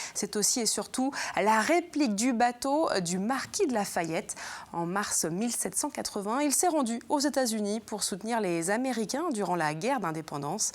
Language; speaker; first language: French; native; French